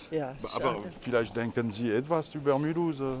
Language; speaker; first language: German; non-native, learner; French